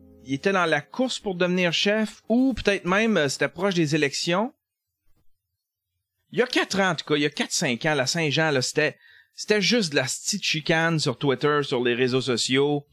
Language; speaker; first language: French; native; French